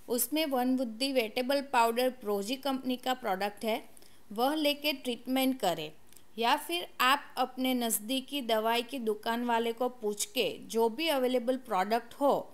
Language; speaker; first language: Hindi; non-native, local second language; Gujarati